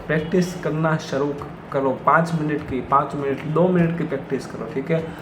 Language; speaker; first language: Hindi; non-native, local second language; Gujarati